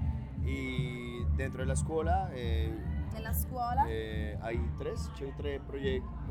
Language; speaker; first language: Italian; non-native, learner; Spanish